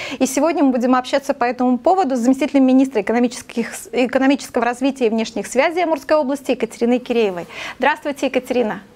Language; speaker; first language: Russian; native; Russian